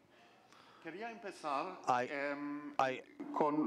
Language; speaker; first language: Spanish; non-native, fluent; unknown